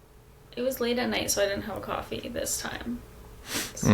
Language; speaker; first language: English; native; English